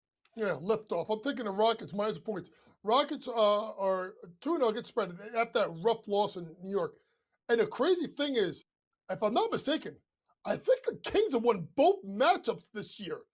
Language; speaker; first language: English; native; English